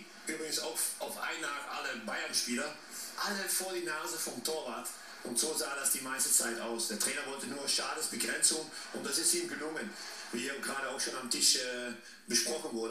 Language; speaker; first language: German; native; German